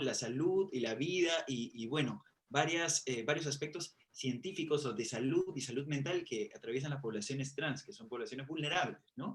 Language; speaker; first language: Spanish; native; Spanish